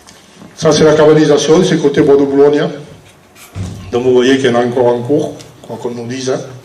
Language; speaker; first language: French; native; French